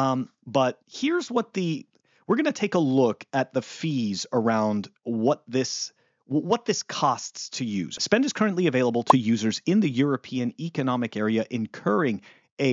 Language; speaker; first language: English; native; English